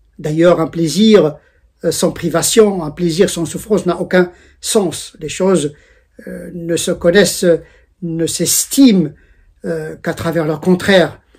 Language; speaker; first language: French; non-native, local second language; Arabic